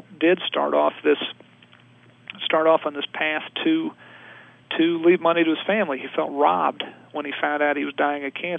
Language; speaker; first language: English; native; English